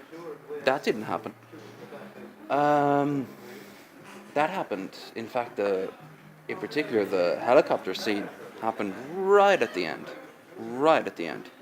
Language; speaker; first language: English; native; English